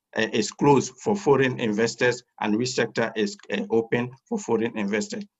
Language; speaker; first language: English; non-native, fluent; French